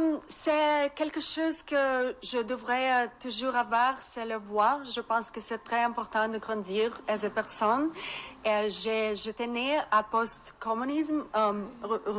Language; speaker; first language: French; non-native, learner; Russian